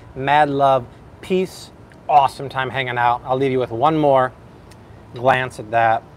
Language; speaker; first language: English; native; English